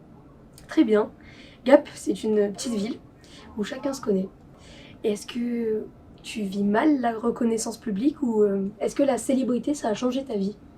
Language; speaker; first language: French; native; French